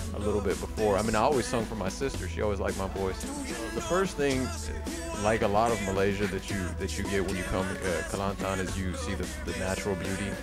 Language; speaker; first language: English; native; English